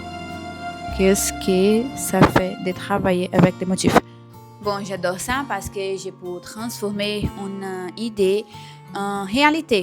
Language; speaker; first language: French; non-native, learner; Portuguese